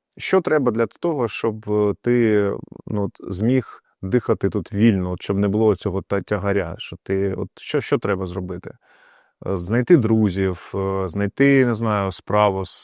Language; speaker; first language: Ukrainian; non-native, local second language; Russian